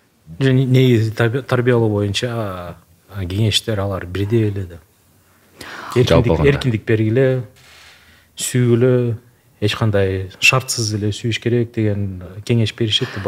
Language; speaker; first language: Kyrgyz; non-native, local second language; Russian